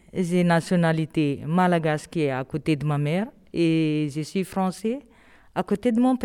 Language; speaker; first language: French; non-native, local second language; Malagasy